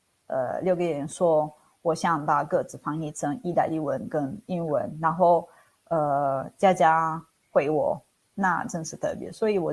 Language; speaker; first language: Chinese; non-native, fluent; Italian